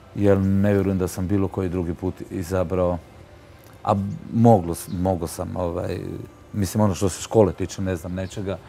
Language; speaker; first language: Croatian; native; Croatian